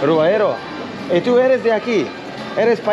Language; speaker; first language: Spanish; non-native, learner; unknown